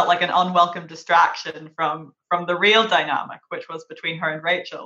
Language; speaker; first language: English; native; English